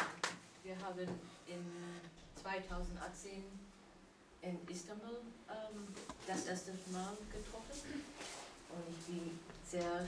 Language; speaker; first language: German; non-native, learner; English